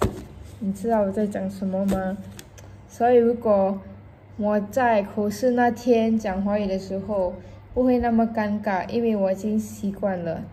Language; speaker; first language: Chinese; non-native, local second language; English